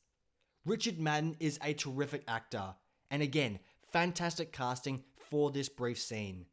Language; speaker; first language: English; native; English